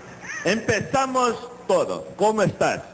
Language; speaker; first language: Spanish; non-native, fluent; Portuguese